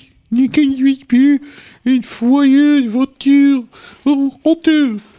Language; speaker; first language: French; non-native, learner; English